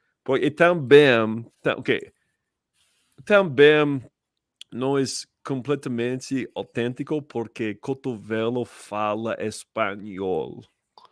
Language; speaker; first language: Portuguese; non-native, learner; English